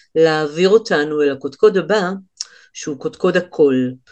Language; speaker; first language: Hebrew; native; Hebrew